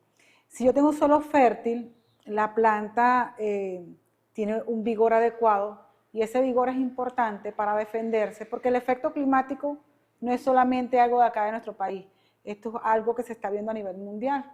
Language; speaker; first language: Spanish; native; Spanish